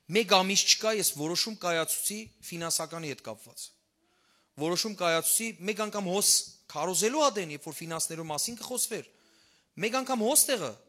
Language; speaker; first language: Armenian; early bilingual, heritage; Armenian